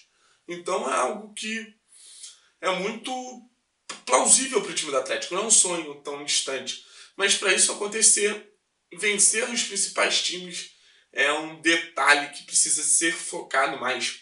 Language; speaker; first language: Portuguese; native; Portuguese